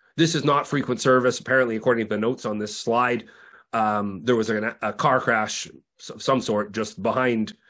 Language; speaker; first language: English; native; English